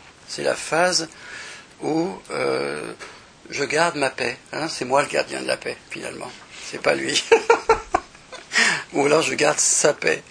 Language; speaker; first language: French; native; French